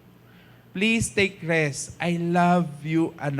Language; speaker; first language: English; non-native, fluent; Filipino